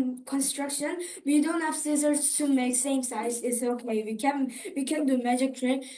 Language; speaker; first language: English; non-native, learner; Korean